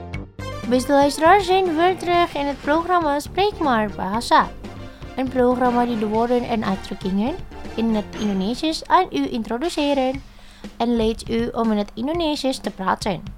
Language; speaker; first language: Dutch; non-native, learner; Indonesian